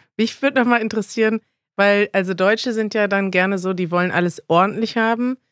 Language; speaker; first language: German; native; German